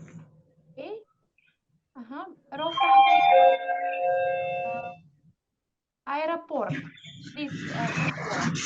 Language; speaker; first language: English; non-native, fluent; Russian